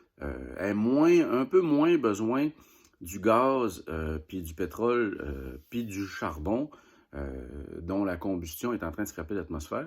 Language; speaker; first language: French; native; French